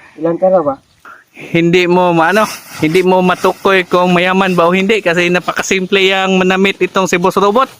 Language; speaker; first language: Filipino; non-native, local second language; Cebuano